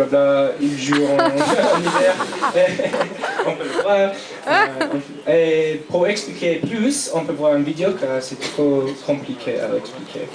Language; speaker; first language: French; non-native, fluent; English